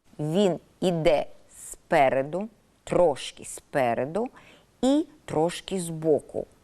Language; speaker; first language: Ukrainian; native; Ukrainian